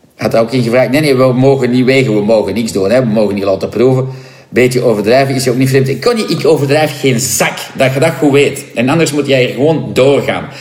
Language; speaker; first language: Dutch; non-native, local second language; French